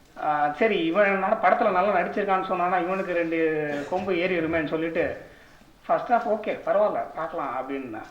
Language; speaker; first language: Tamil; native; Tamil